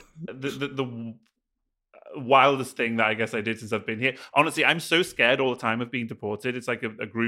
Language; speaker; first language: English; native; English